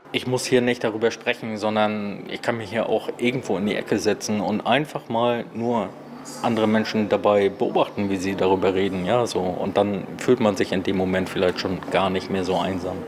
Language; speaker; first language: German; native; German